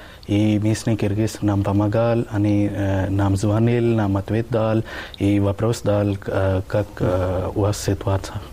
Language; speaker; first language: Russian; non-native, learner; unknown